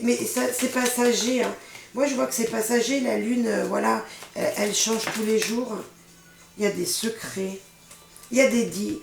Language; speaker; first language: French; native; French